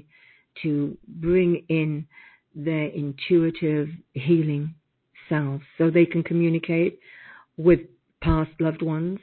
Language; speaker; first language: English; native; English